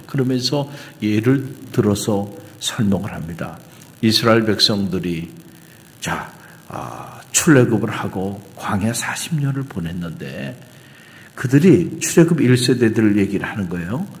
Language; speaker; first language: Korean; native; Korean